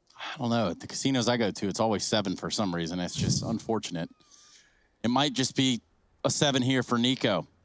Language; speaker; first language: English; native; English